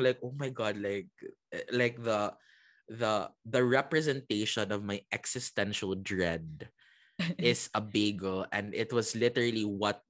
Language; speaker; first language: English; non-native, local second language; Cebuano